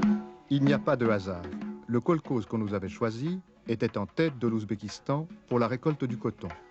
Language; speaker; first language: French; native; French